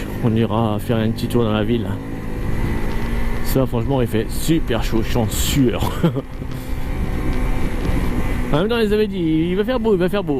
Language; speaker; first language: French; native; French